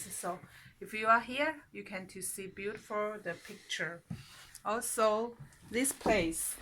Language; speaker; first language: English; non-native, learner; Chinese